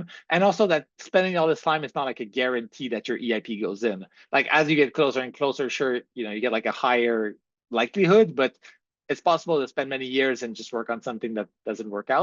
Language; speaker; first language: English; native; English